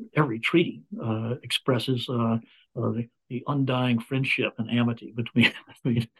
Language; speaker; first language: English; native; English